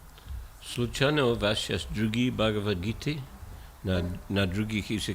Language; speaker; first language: Russian; non-native, learner; English